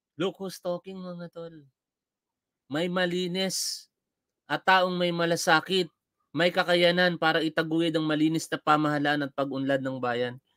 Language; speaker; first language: Filipino; native; Filipino